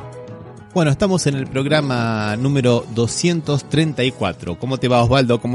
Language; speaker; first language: Spanish; native; Spanish